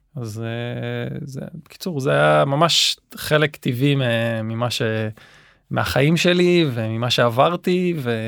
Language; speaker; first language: Hebrew; native; Hebrew